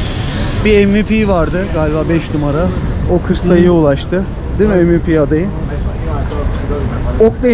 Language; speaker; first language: Turkish; native; Turkish